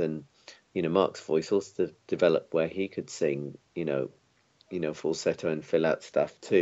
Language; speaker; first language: English; native; English